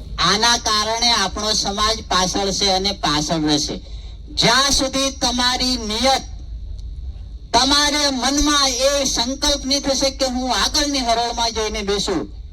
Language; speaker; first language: Gujarati; non-native, local second language; Bhili